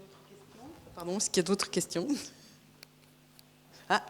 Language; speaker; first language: French; native; French